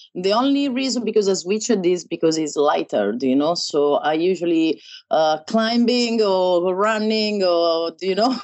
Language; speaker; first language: English; non-native, learner; Italian